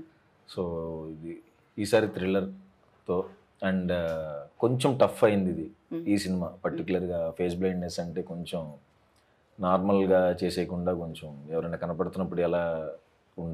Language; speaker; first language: Telugu; native; Telugu